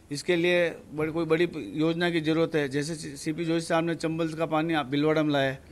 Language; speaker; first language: Hindi; native; Hindi